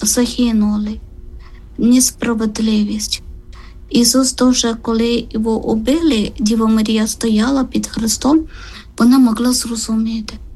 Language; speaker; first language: Ukrainian; non-native, learner; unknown